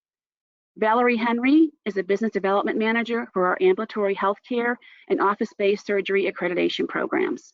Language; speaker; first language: English; native; English